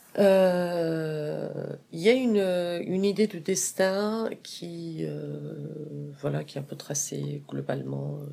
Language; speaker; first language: French; non-native, fluent; Persian